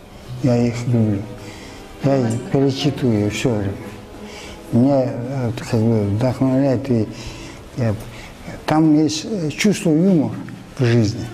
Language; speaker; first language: Russian; non-native, local second language; Kyrgyz